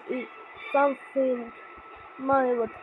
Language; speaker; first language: English; non-native, learner; Ukrainian